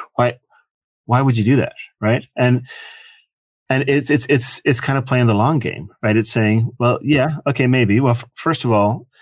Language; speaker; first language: English; native; English